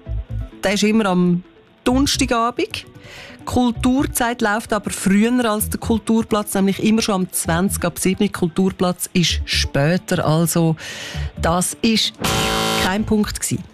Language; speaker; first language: German; native; German